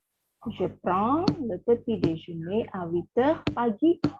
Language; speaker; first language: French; non-native, fluent; Indonesian